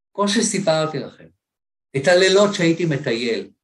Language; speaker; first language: Hebrew; native; Hebrew